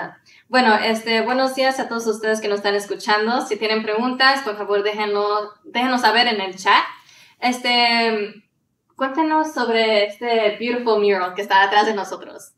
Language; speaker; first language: Spanish; early bilingual, heritage; Spanish